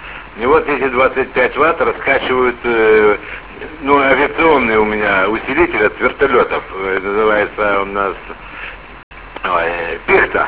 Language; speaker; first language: Russian; native; Russian